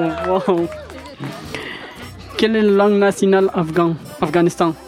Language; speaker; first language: French; non-native, learner; Pashto